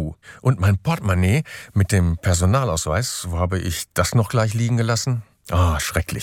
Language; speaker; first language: German; native; German